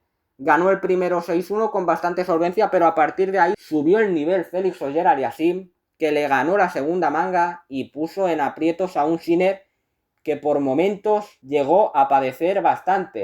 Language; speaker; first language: Spanish; native; Spanish